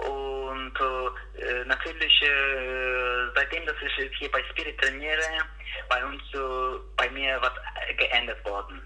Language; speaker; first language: German; non-native, learner; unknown